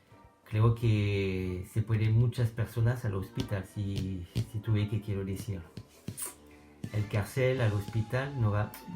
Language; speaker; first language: Spanish; non-native, learner; French